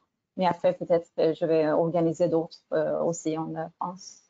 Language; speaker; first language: French; non-native, fluent; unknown